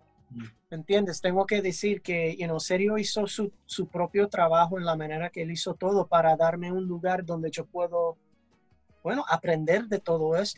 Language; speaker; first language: Spanish; early bilingual, heritage; English